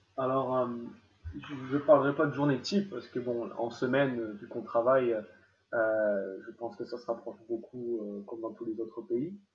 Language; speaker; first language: French; native; French